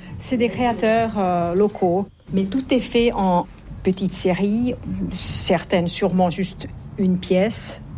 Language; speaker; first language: French; non-native, fluent; Finnish